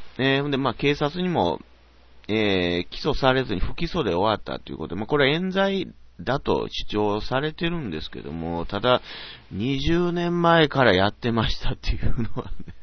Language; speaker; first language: Japanese; native; Japanese